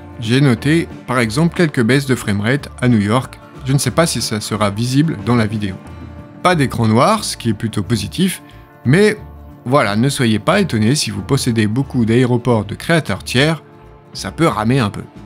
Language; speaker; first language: French; native; French